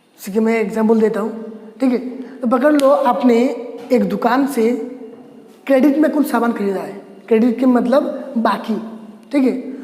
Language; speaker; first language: Hindi; non-native, local second language; Bangla